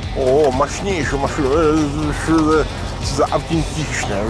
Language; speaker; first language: Ukrainian; non-native, learner; Italian